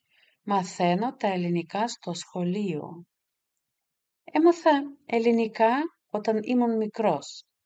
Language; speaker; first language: Greek; non-native, fluent; Russian